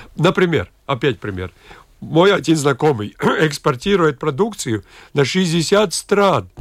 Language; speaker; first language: Russian; non-native, local second language; Latvian